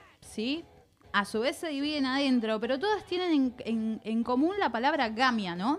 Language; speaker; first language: Spanish; native; Spanish